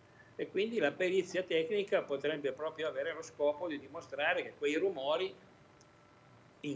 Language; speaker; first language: Italian; native; Italian